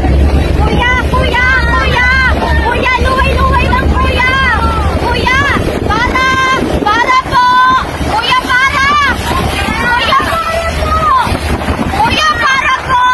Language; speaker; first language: Filipino; non-native, local second language; Bikol